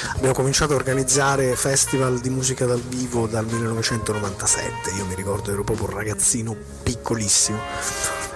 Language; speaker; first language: Italian; native; Italian